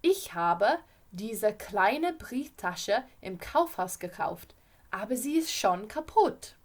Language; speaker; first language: German; non-native, fluent; English